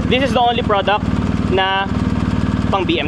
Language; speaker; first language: Filipino; native; Filipino